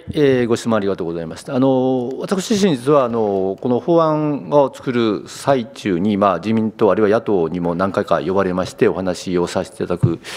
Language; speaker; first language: Japanese; native; Japanese